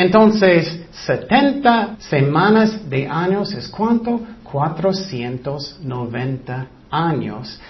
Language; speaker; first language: Spanish; non-native, fluent; English